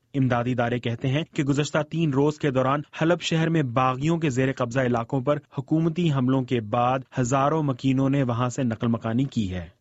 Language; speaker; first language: Urdu; native; Urdu